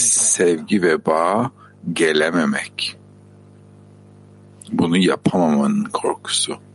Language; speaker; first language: Turkish; native; Turkish